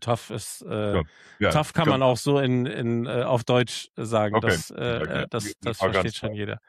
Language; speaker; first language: German; native; German